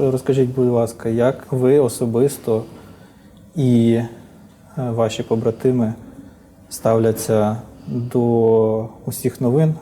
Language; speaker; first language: Ukrainian; native; Ukrainian